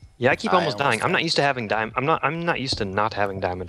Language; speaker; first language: English; native; English